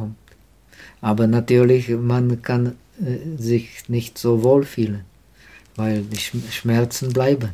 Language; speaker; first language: German; non-native, fluent; Czech